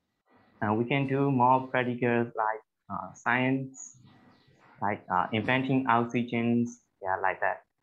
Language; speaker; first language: English; non-native, learner; Burmese